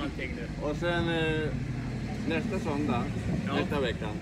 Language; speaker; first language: Swedish; non-native, learner; Spanish